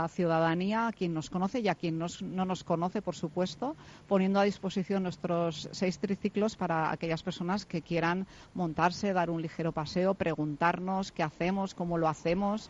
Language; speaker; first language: Spanish; native; Spanish